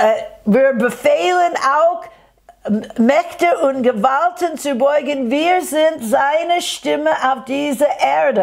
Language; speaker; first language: German; non-native, fluent; English